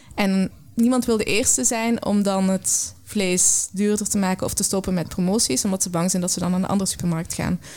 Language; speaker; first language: Dutch; native; Dutch